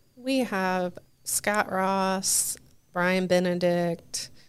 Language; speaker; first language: English; native; English